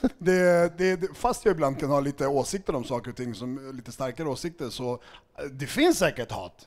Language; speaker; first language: Swedish; early bilingual, other home language; Serbian